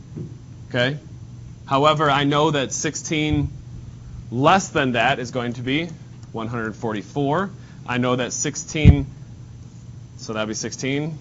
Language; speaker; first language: English; native; English